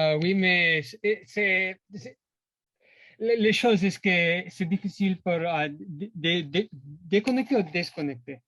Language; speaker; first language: French; non-native, learner; English